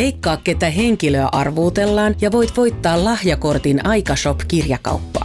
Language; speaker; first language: Finnish; native; Finnish